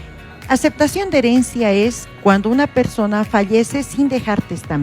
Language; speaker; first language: Spanish; native; Spanish